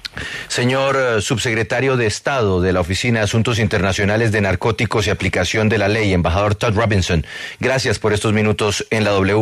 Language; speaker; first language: Spanish; native; Spanish